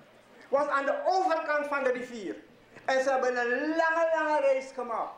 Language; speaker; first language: Dutch; non-native, local second language; Sranan Tongo